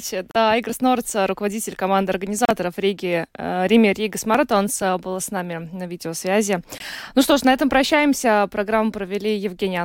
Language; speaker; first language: Russian; native; Russian